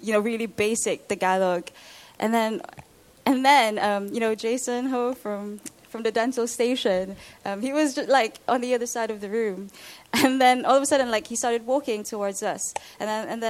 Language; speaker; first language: English; non-native, local second language; Filipino